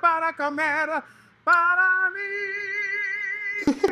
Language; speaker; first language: Spanish; non-native, learner; English